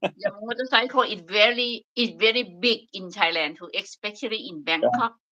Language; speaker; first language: English; non-native, learner; Thai